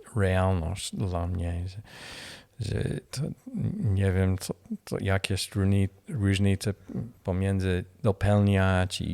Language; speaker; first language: Polish; non-native, learner; English